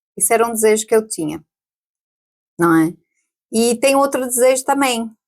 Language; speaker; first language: Portuguese; native; Portuguese